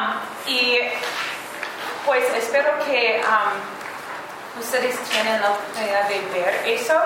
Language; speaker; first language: Spanish; non-native, learner; English